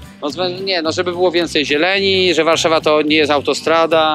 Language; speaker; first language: Polish; native; Polish